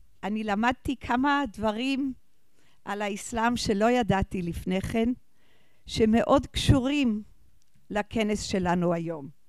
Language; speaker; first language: Hebrew; non-native, fluent; English